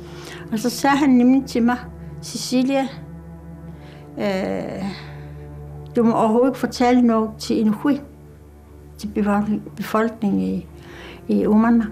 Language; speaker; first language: Danish; non-native, local second language; Kalaallisut